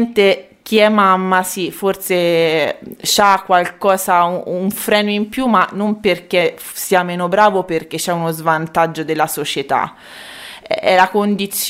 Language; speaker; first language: Italian; native; Italian